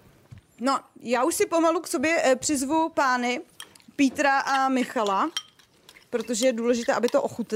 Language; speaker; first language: Czech; native; Czech